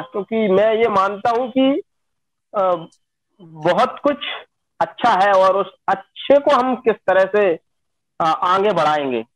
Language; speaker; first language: Hindi; native; Hindi